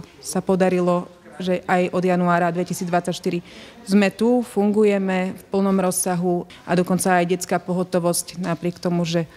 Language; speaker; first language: Slovak; native; Slovak